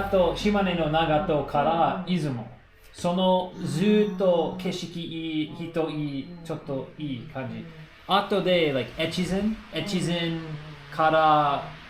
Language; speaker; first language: Japanese; non-native, learner; English